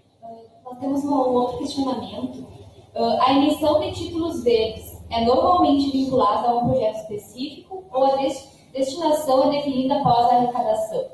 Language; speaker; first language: Portuguese; native; Portuguese